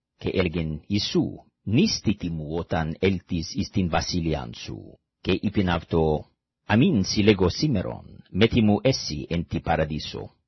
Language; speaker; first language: Greek; non-native, fluent; English